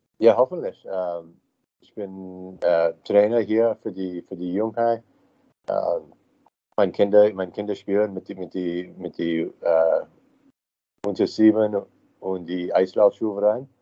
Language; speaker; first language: German; non-native, learner; English